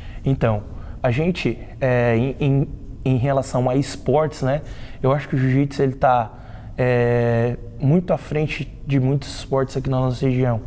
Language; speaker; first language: Portuguese; native; Portuguese